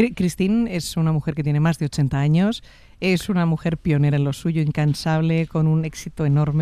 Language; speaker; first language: Spanish; native; Spanish